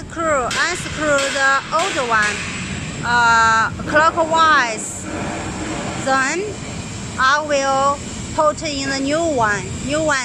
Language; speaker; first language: English; non-native, learner; Chinese